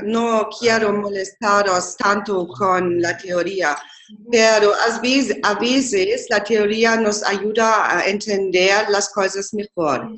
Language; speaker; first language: Spanish; non-native, fluent; German